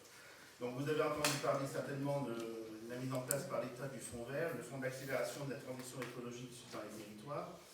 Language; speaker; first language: French; native; French